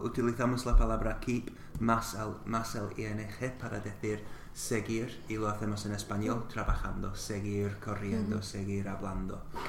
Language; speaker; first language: Spanish; non-native, fluent; English